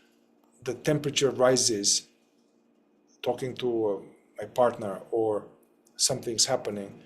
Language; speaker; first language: English; non-native, fluent; Romanian